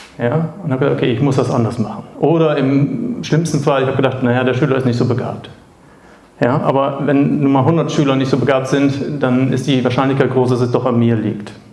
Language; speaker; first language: German; native; German